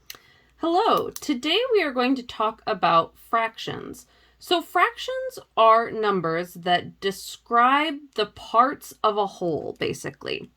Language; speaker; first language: English; native; English